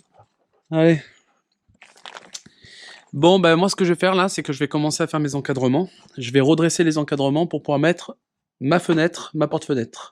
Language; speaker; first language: French; native; French